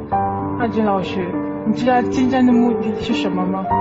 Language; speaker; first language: Chinese; non-native, learner; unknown